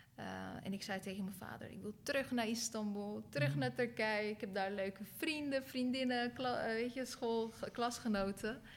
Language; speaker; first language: Dutch; early bilingual, other home language; Turkish